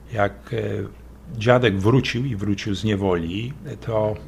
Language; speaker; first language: Polish; early bilingual, other home language; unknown